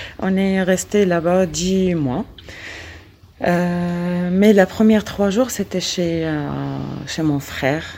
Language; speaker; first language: French; non-native, learner; Arabic